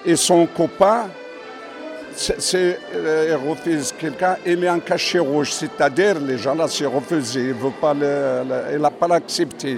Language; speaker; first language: French; non-native, fluent; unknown